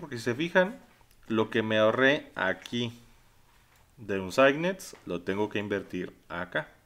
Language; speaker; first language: Spanish; native; Spanish